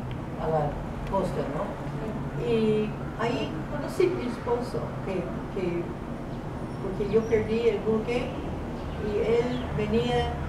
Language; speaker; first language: Spanish; non-native, fluent; English